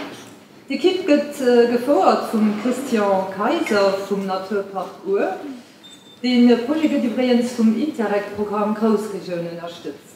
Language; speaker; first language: German; non-native, local second language; Luxembourgish